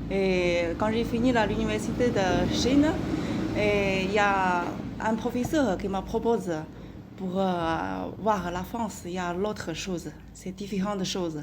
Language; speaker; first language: French; non-native, learner; Chinese